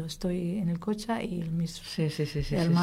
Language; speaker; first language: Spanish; non-native, learner; Arabic